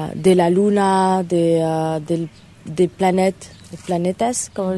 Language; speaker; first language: Spanish; non-native, learner; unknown